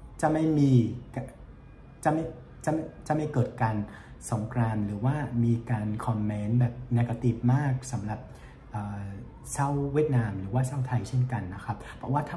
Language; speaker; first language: Thai; non-native, fluent; Vietnamese